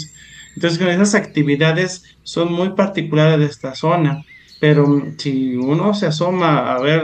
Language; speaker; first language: Spanish; native; Spanish